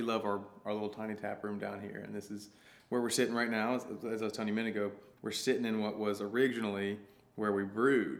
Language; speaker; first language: English; native; English